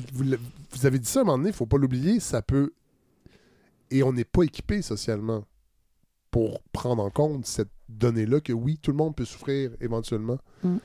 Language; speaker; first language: French; native; French